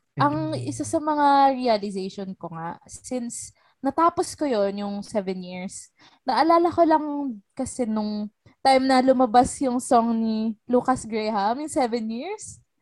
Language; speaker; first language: Filipino; native; Filipino